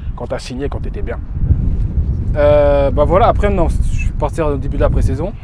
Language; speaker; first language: French; native; French